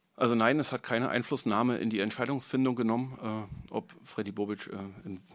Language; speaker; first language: German; native; German